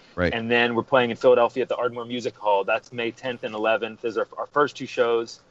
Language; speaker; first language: English; native; English